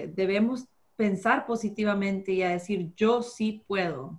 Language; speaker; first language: Spanish; early bilingual, heritage; Spanish